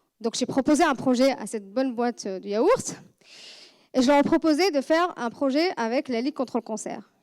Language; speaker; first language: French; non-native, fluent; Arabic